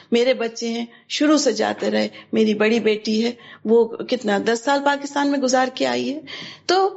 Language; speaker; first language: Urdu; native; Urdu